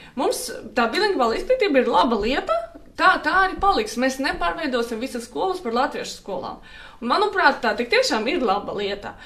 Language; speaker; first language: Latvian; non-native, local second language; Russian